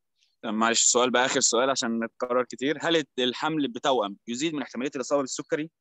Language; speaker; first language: Arabic; native; Arabic